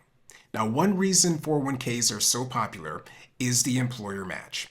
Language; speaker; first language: English; native; English